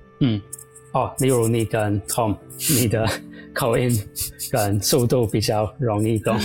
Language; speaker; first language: Chinese; non-native, fluent; English